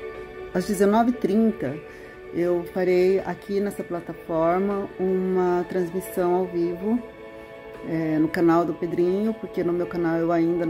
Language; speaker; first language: Portuguese; native; Portuguese